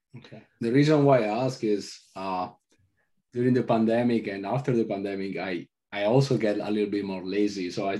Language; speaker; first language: English; non-native, fluent; Italian